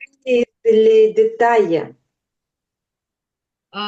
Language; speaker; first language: French; non-native, learner; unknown